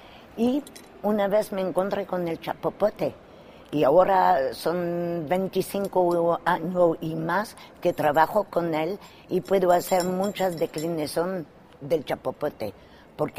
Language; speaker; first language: Spanish; non-native, fluent; French